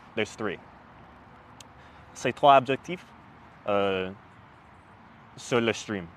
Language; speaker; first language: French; non-native, learner; English